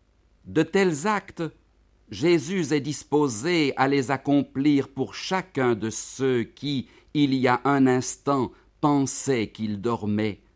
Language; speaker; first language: French; native; French